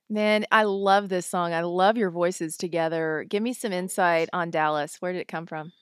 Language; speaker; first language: English; native; English